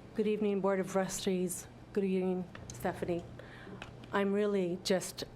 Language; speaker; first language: English; non-native, fluent; Arabic